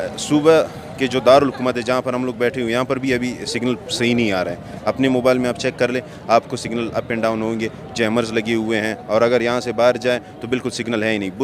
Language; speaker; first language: Urdu; non-native, local second language; Pashto